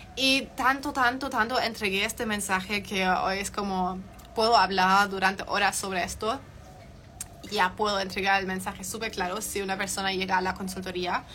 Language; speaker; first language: Spanish; non-native, fluent; German